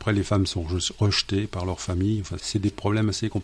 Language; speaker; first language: French; native; French